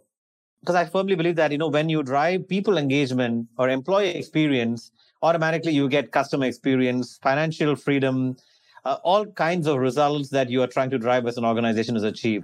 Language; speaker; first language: English; non-native, local second language; Tamil